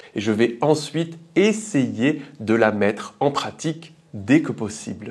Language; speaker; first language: French; native; French